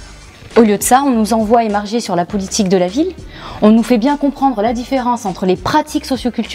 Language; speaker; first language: French; native; French